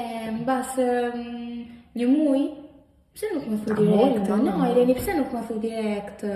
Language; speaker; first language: Albanian; early bilingual, heritage; Albanian